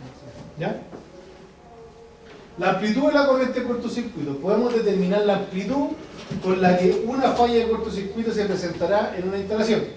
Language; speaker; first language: Spanish; native; Spanish